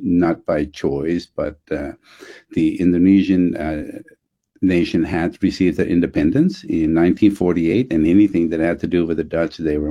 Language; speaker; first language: English; non-native, fluent; Dutch